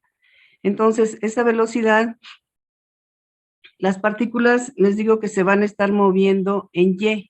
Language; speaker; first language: Spanish; native; Spanish